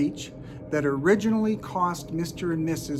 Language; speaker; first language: English; native; English